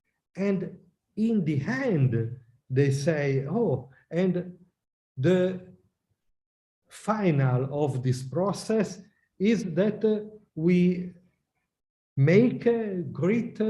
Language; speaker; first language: English; non-native, learner; Italian